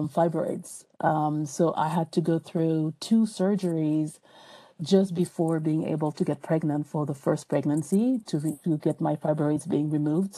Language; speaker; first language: English; non-native, fluent; French